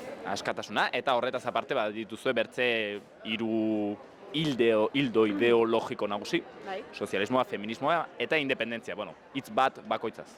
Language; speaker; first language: Basque; native; Basque